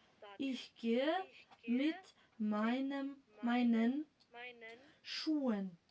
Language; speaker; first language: German; non-native, fluent; Macedonian